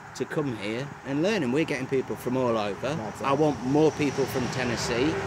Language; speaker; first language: English; native; English